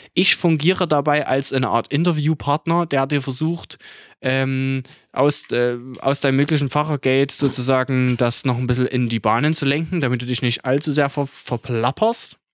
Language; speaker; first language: German; native; German